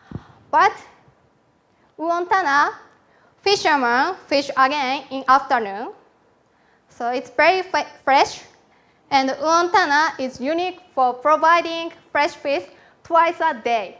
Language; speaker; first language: English; non-native, learner; Japanese